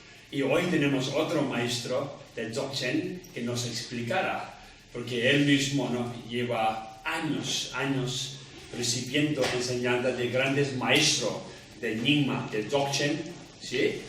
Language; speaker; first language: Spanish; non-native, learner; Tibetan